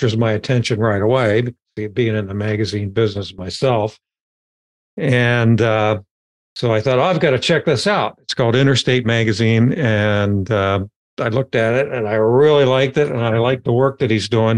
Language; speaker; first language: English; native; English